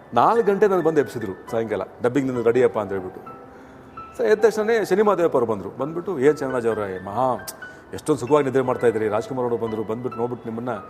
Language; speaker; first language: Kannada; native; Kannada